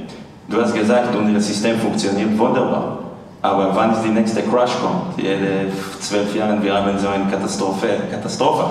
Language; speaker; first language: German; non-native, fluent; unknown